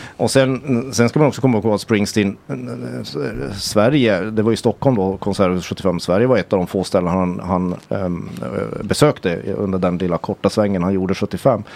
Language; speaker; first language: Swedish; native; Swedish